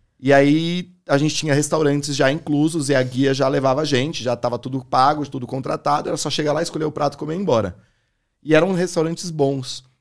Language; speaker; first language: Portuguese; native; Portuguese